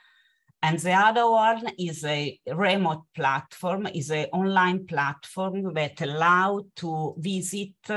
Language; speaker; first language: English; non-native, fluent; Italian